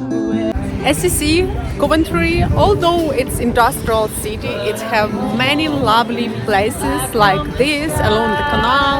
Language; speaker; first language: English; non-native, learner; Ukrainian